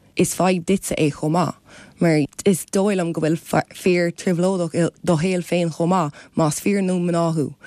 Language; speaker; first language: Irish; non-native, local second language; English